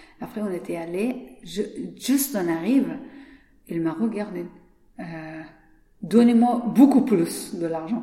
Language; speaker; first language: French; non-native, learner; Persian